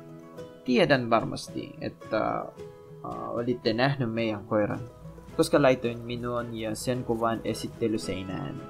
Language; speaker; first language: Finnish; non-native, learner; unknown